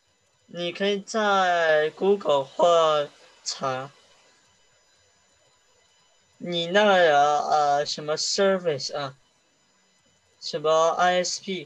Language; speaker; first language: Chinese; early bilingual, heritage; Chinese